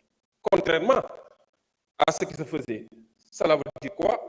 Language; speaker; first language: French; non-native, local second language; Wolof